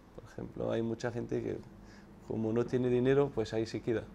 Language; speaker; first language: Spanish; non-native, fluent; Arabic